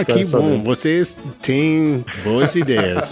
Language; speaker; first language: Portuguese; non-native, learner; English